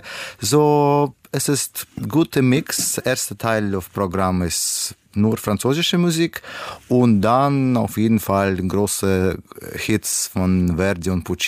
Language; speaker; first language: German; non-native, learner; Russian